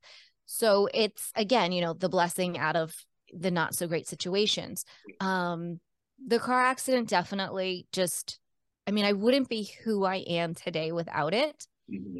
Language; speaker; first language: English; native; English